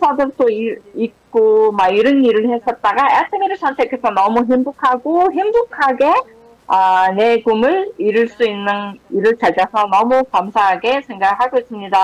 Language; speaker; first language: Korean; non-native, fluent; Mongolian